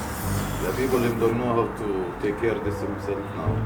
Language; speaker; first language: English; non-native, learner; Arabic